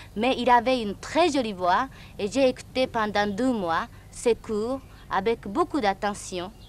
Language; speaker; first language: French; non-native, fluent; Japanese